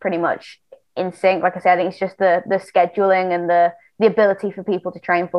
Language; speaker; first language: English; native; English